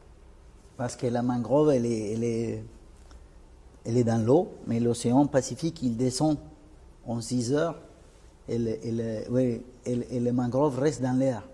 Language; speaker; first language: French; non-native, fluent; Spanish